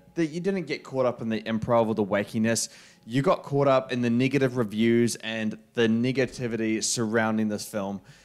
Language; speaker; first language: English; native; English